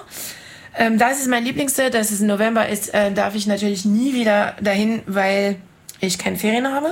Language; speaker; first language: German; non-native, fluent; French